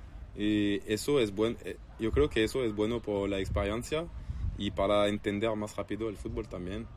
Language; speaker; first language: Spanish; non-native, learner; French